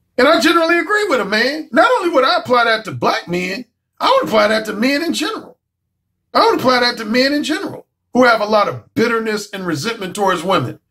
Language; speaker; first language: English; native; English